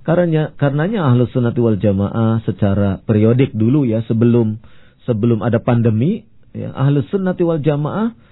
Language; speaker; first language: Indonesian; native; Indonesian